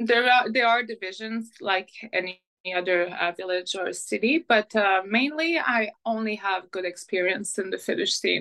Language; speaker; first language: English; non-native, fluent; French